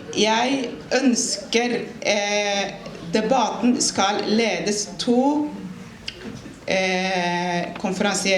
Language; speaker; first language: Norwegian; non-native, fluent; Somali